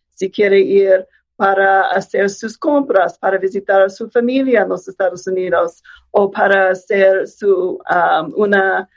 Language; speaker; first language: Spanish; non-native, fluent; English